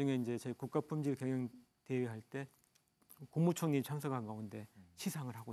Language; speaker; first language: Korean; native; Korean